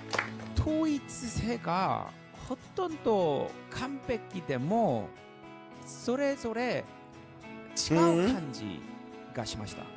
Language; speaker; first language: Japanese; non-native, learner; Korean